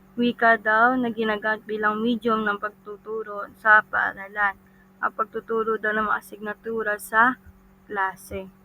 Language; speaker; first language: Filipino; non-native, local second language; Cebuano